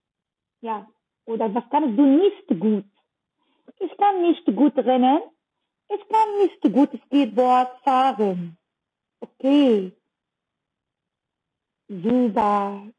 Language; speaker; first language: German; non-native, learner; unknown